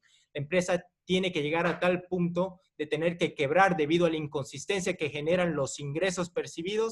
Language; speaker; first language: Spanish; native; Spanish